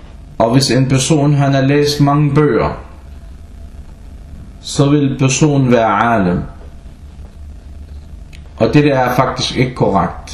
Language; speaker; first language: Danish; early bilingual, other home language; Arabic